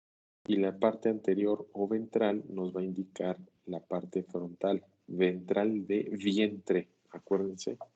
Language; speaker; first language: Spanish; native; Spanish